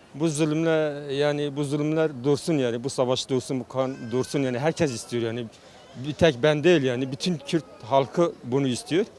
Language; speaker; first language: Turkish; non-native, local second language; Kurdish